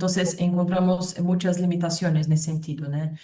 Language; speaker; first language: Spanish; non-native, fluent; Portuguese